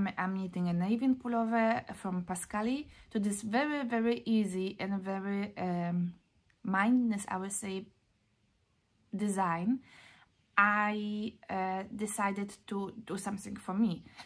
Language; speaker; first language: English; non-native, fluent; Polish